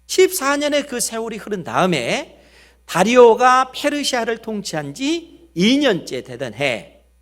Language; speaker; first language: Korean; native; Korean